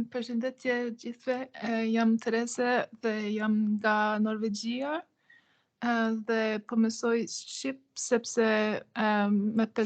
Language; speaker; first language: Albanian; non-native, learner; Norwegian